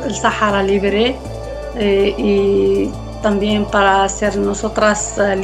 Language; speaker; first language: Spanish; non-native, learner; Arabic